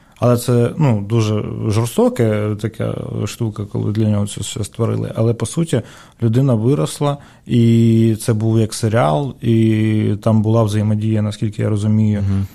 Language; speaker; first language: Ukrainian; native; Ukrainian